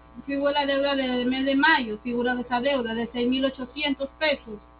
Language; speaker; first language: Spanish; native; Spanish